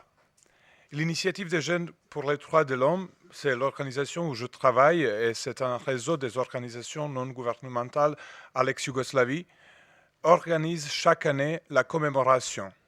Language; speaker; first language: French; non-native, fluent; Serbian